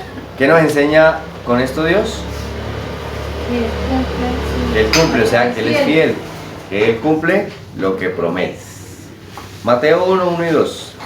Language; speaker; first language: Spanish; native; Spanish